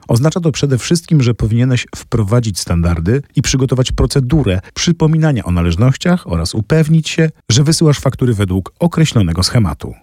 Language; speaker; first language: Polish; native; Polish